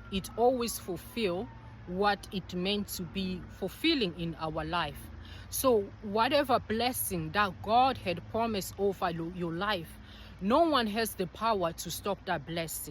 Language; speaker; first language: English; non-native, fluent; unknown